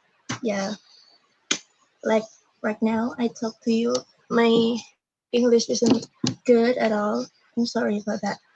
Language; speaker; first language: English; non-native, learner; Indonesian